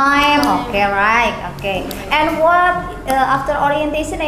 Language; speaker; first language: English; non-native, learner; Indonesian